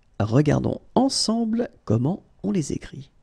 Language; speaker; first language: French; native; French